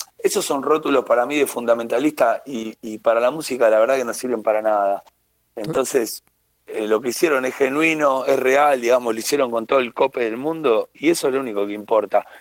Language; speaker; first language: Spanish; native; Spanish